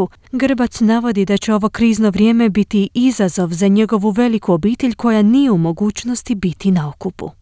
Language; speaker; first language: Croatian; native; Croatian